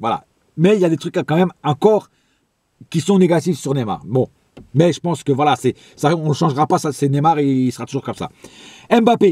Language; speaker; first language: French; native; French